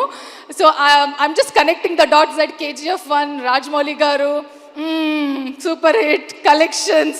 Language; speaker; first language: Telugu; non-native, learner; Kannada